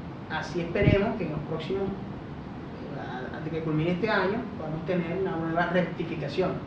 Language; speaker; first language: Spanish; native; Spanish